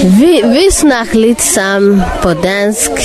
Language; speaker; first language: Danish; non-native, local second language; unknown